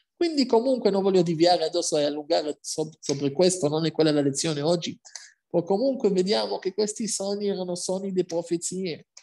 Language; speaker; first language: Italian; non-native, fluent; Hebrew